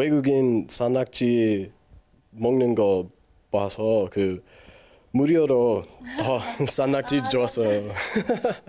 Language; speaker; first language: Korean; non-native, learner; English